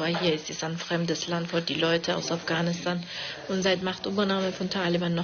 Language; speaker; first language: German; non-native, fluent; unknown